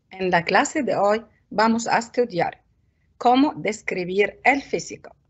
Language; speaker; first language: Spanish; non-native, fluent; Arabic